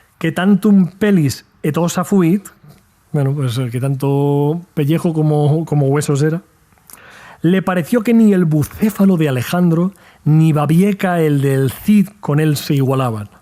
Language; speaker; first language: Spanish; native; Spanish